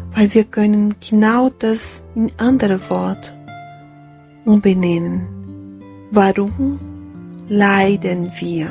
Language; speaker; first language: German; non-native, fluent; Portuguese